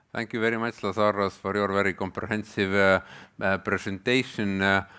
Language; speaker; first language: English; non-native, fluent; Estonian